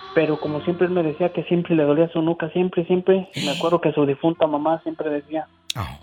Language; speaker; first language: Spanish; native; Spanish